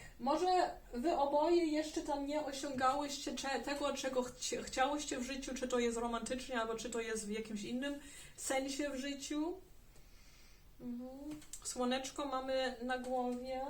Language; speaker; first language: Polish; early bilingual, heritage; German